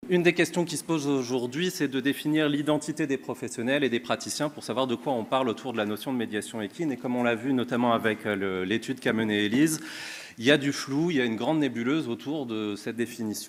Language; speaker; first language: French; native; French